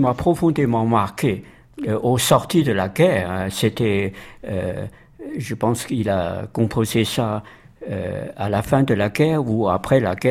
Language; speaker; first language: French; non-native, fluent; Chinese